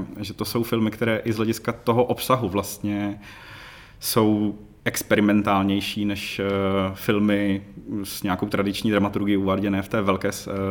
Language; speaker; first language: Czech; native; Czech